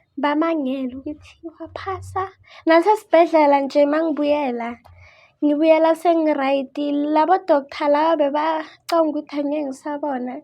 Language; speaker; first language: Zulu; native; Zulu